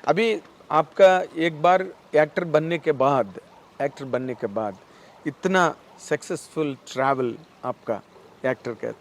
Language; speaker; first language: Hindi; non-native, local second language; Telugu